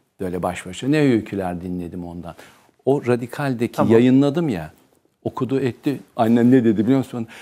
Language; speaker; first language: Turkish; native; Turkish